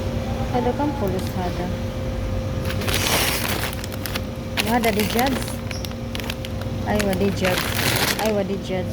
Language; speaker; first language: Arabic; non-native, learner; Filipino